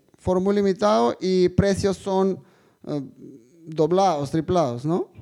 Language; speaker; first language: Spanish; non-native, fluent; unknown